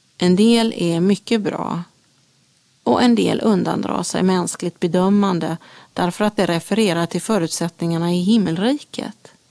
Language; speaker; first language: Swedish; native; Swedish